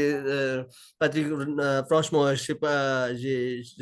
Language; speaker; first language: French; non-native, learner; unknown